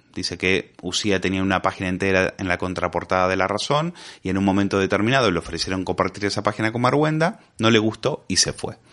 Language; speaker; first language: Spanish; native; Spanish